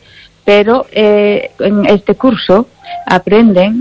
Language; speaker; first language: Spanish; non-native, learner; Japanese